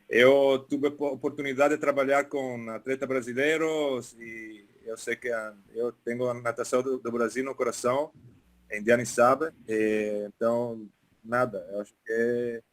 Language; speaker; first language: Portuguese; non-native, fluent; Italian